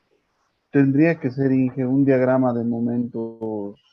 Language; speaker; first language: Spanish; native; Spanish